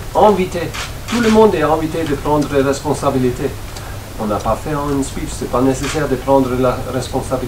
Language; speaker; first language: French; non-native, fluent; German